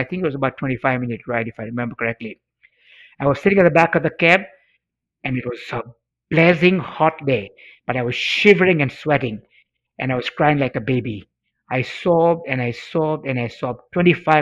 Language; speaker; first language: English; non-native, local second language; Swahili